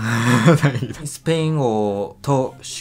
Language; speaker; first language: Korean; non-native, learner; Japanese